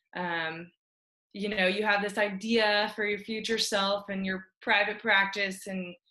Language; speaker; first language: English; native; English